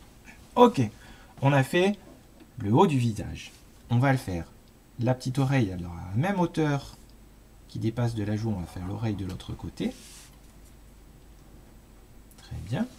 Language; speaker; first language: French; native; French